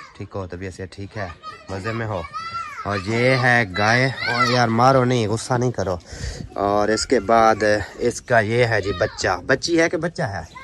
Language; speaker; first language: Urdu; non-native, local second language; Saraiki